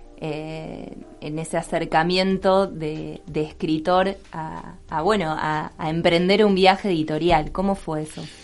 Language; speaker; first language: Spanish; native; Spanish